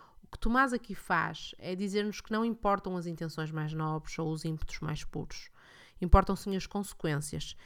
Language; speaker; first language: Portuguese; native; Portuguese